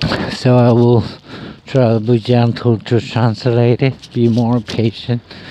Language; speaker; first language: English; non-native, learner; Korean